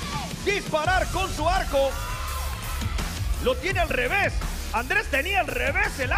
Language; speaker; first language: Spanish; native; Spanish